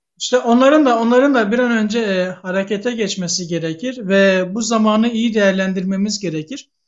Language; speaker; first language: Turkish; native; Turkish